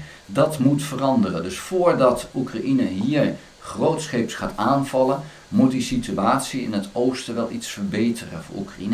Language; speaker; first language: Dutch; native; Dutch